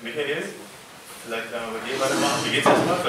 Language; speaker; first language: German; native; German